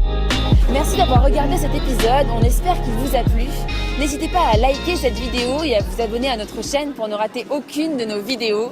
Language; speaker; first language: French; native; French